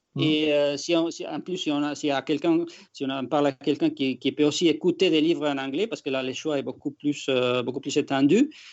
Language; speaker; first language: French; non-native, fluent; Spanish